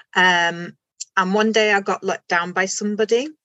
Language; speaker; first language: English; non-native, fluent; German